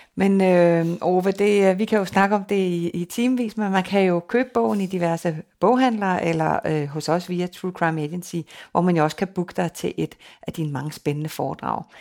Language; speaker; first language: Danish; native; Danish